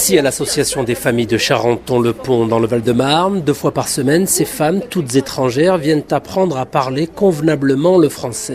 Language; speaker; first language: French; native; French